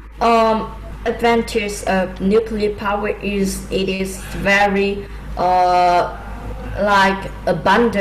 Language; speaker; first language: English; non-native, learner; Vietnamese